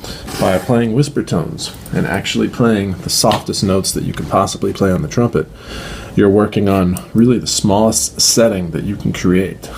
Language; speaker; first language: English; native; English